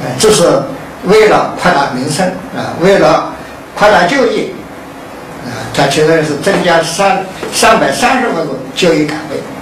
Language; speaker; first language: Chinese; native; Chinese